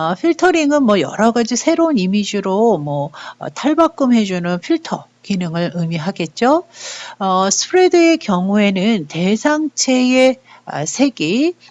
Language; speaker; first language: Korean; native; Korean